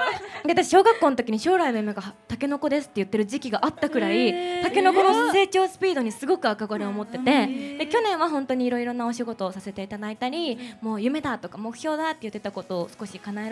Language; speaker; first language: Japanese; native; Japanese